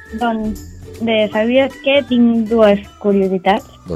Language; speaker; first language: Catalan; native; Catalan